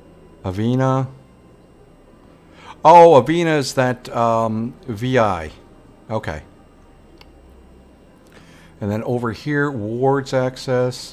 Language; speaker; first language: English; native; English